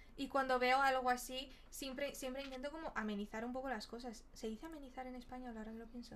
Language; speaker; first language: Spanish; early bilingual, other home language; Portuguese